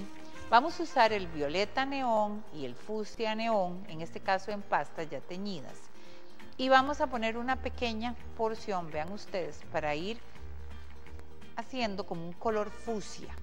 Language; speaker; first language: Spanish; native; Spanish